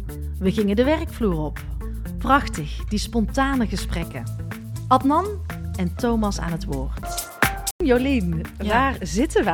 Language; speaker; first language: Dutch; native; Dutch